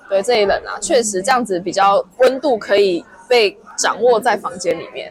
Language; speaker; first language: Chinese; native; Chinese